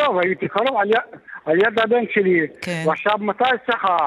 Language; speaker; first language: Hebrew; non-native, local second language; Arabic